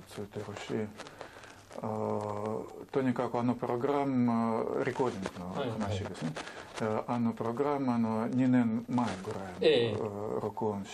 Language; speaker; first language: Japanese; non-native, learner; Russian